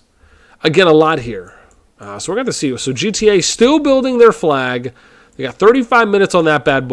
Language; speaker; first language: English; native; English